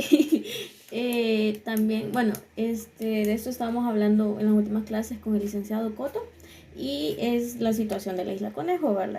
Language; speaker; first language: Spanish; native; Spanish